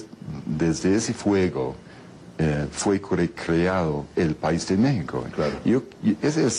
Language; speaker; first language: Spanish; non-native, fluent; English